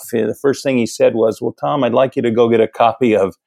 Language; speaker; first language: English; native; English